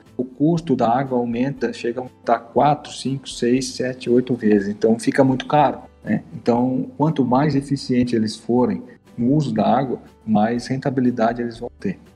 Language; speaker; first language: Portuguese; native; Portuguese